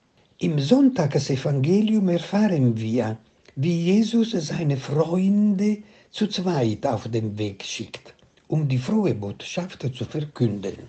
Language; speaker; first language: German; non-native, fluent; Italian